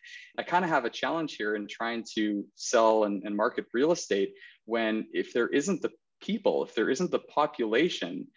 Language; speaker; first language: English; native; English